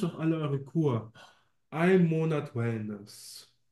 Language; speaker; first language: German; native; German